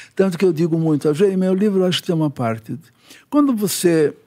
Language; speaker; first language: Portuguese; native; Portuguese